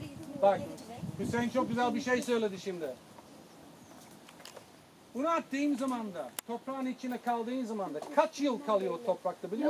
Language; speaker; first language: Turkish; non-native, fluent; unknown